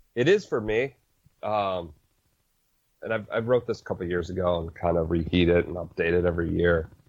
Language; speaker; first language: English; native; English